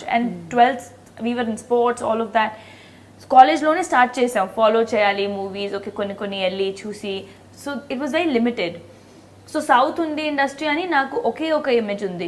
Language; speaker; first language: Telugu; non-native, fluent; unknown